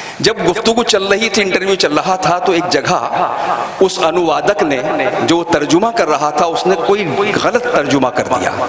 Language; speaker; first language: Urdu; native; Urdu